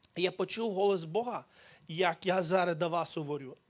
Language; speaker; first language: Ukrainian; early bilingual, heritage; Ukrainian